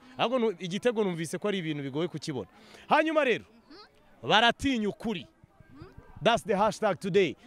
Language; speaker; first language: Kinyarwanda; native; Kinyarwanda